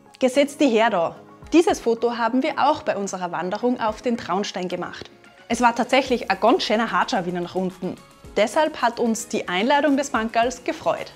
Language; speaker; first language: German; native; German